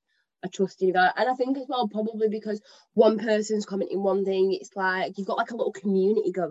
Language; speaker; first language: English; native; English